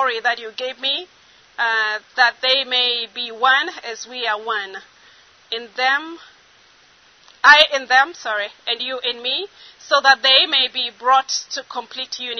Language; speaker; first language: English; non-native, local second language; Kamba